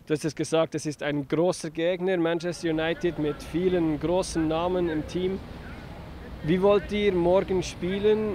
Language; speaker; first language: German; native; German